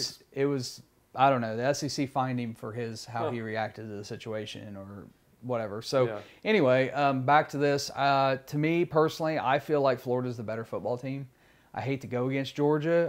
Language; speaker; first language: English; native; English